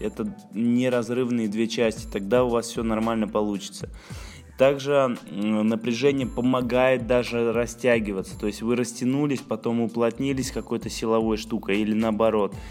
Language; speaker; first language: Russian; native; Russian